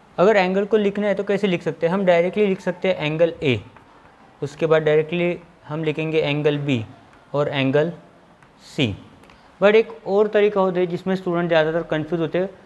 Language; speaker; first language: Hindi; non-native, local second language; Marathi